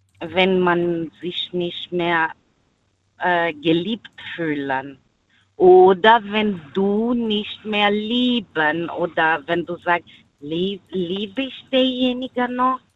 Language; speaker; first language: German; non-native, learner; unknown